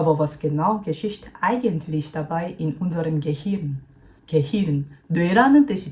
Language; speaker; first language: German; non-native, fluent; Korean